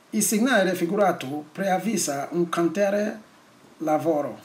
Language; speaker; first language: Italian; non-native, learner; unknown